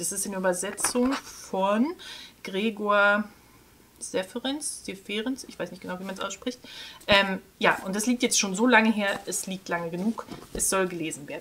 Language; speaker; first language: German; native; German